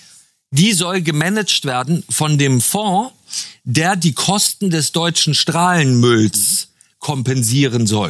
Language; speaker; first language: German; native; German